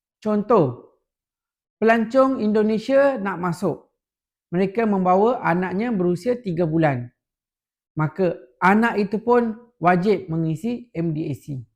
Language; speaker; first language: Malay; non-native, local second language; Tamil